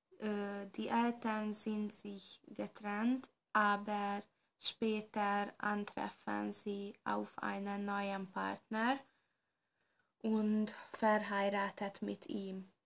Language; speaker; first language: German; non-native, learner; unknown